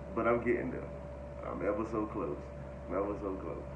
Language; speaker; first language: English; native; English